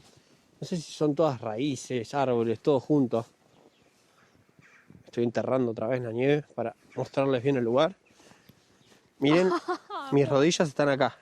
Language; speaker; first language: Spanish; native; Spanish